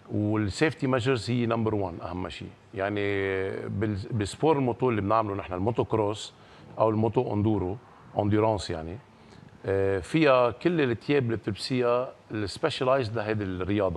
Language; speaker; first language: Arabic; native; Arabic